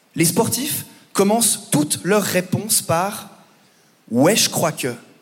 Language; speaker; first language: French; native; French